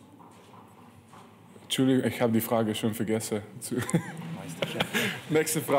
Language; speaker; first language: German; non-native, fluent; French